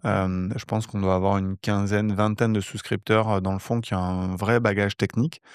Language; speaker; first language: French; native; French